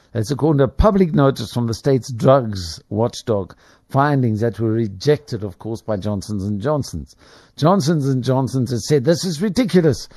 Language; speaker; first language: English; native; English